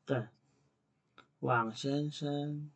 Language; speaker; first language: Chinese; non-native, fluent; Indonesian